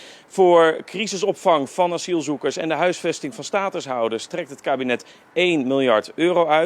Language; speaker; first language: Dutch; native; Dutch